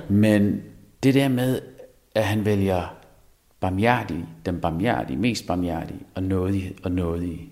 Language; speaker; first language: Danish; early bilingual, other home language; Arabic